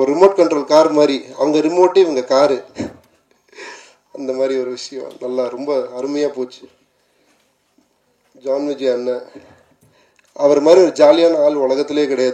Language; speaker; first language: Tamil; native; Tamil